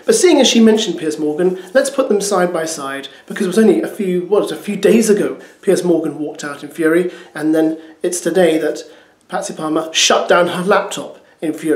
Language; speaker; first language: English; native; English